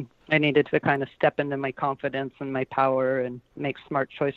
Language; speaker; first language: English; native; English